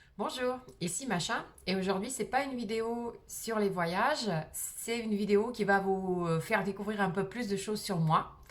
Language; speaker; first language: French; early bilingual, other home language; Russian